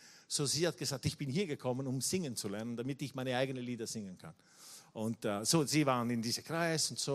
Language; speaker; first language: German; non-native, fluent; Italian